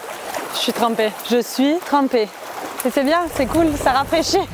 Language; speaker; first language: French; native; French